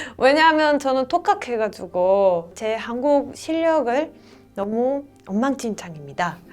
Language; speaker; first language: Korean; non-native, fluent; Spanish